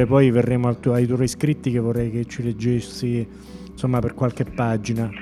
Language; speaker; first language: Italian; native; Italian